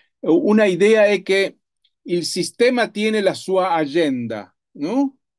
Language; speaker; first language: Italian; non-native, learner; Spanish